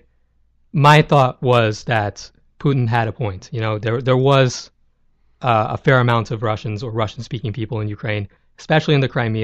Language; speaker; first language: English; native; English